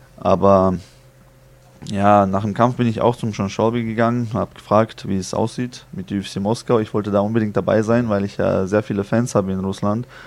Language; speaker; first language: German; early bilingual, other home language; Chechen